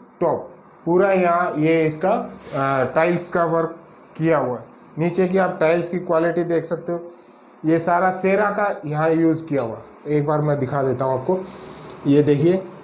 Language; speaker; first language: Hindi; native; Hindi